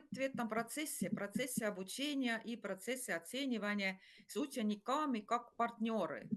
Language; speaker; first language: Russian; non-native, fluent; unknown